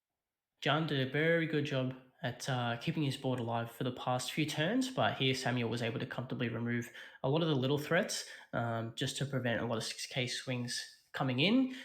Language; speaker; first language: English; native; English